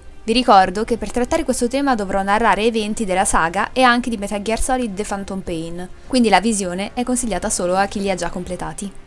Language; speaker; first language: Italian; native; Italian